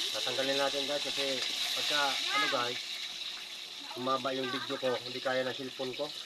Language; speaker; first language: Filipino; non-native, local second language; Bikol